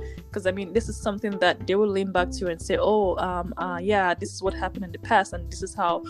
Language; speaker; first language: English; non-native, local second language; Yoruba